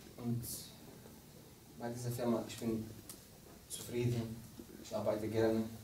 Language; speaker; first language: German; non-native, learner; Arabic